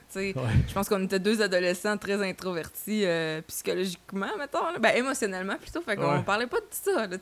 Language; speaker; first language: French; native; French